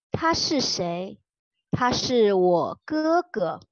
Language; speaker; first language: Chinese; non-native, fluent; English